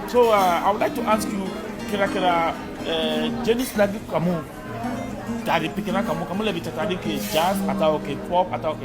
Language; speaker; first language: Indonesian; non-native, fluent; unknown